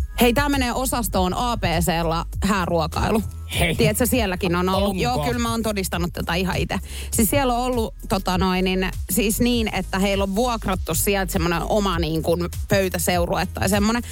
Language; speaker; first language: Finnish; native; Finnish